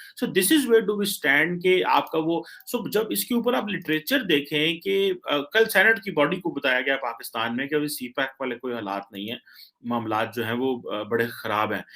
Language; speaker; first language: Urdu; native; Urdu